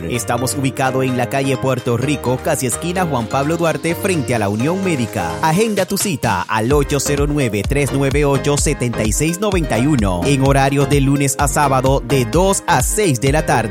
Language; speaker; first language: Spanish; native; Spanish